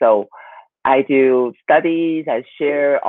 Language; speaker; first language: English; non-native, local second language; Cantonese